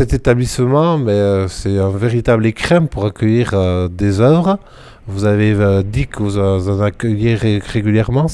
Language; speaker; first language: French; native; French